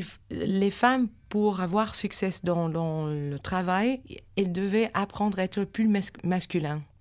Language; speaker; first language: French; non-native, fluent; English